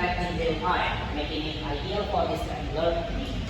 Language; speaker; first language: English; non-native, learner; Indonesian